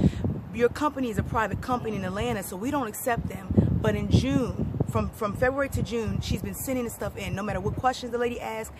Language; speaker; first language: English; native; English